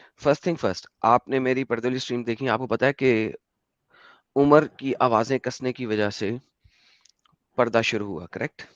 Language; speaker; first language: Hindi; native; Hindi